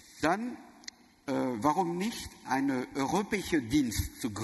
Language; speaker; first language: German; non-native, learner; French